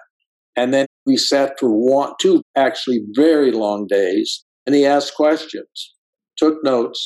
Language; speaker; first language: English; native; English